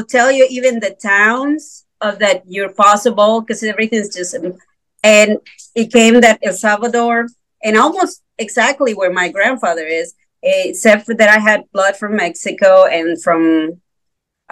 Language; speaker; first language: English; non-native, fluent; Spanish